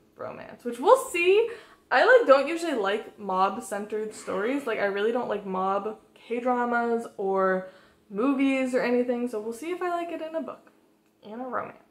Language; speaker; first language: English; native; English